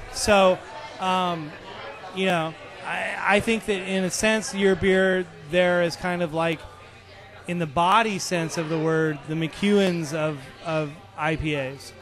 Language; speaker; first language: English; native; English